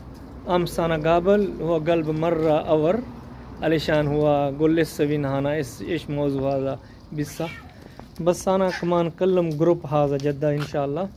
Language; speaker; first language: Arabic; non-native, learner; Urdu